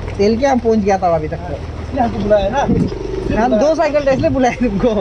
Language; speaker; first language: Hindi; non-native, local second language; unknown